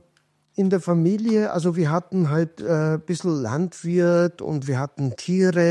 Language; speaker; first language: German; non-native, fluent; Kurdish